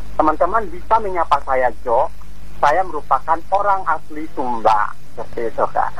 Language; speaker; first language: Indonesian; non-native, local second language; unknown